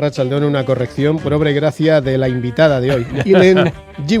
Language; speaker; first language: Spanish; native; Spanish